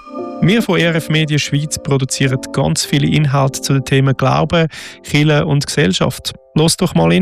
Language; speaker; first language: German; native; German